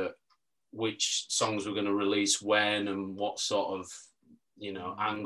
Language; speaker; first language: English; native; English